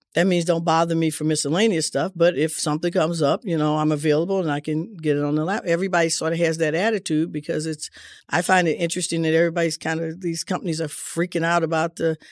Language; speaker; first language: English; native; English